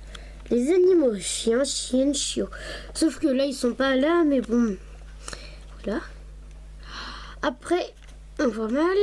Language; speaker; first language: French; native; French